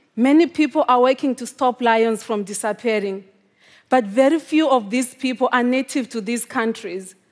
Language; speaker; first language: English; non-native, local second language; Shona